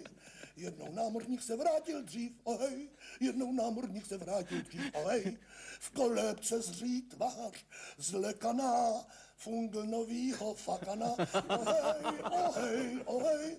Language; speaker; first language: Czech; native; Czech